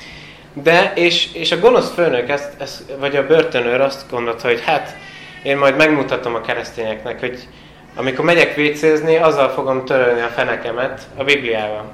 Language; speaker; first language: Hungarian; non-native, fluent; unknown